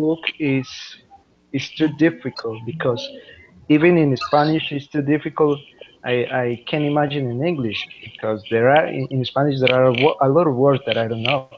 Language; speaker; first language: English; non-native, learner; Spanish